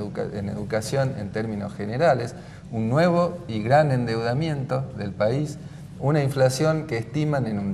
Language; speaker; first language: Spanish; native; Spanish